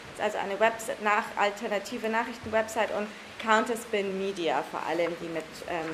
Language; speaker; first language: German; non-native, fluent; English